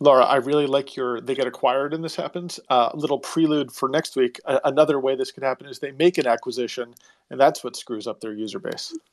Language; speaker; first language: English; native; English